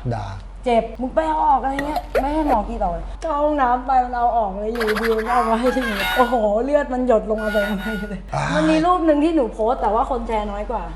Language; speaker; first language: Thai; native; Thai